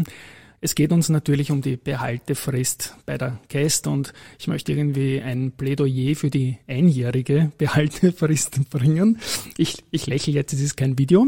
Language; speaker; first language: German; native; German